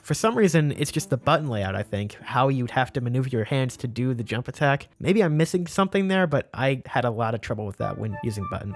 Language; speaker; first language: English; native; English